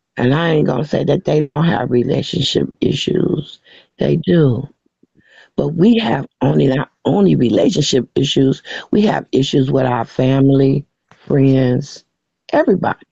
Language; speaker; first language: English; native; English